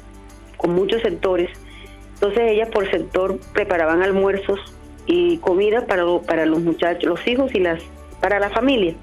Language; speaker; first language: Spanish; native; Spanish